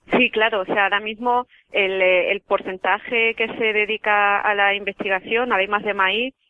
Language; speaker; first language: Spanish; native; Spanish